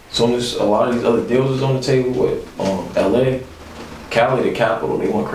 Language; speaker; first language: English; native; English